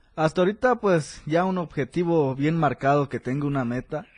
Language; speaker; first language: Spanish; native; Spanish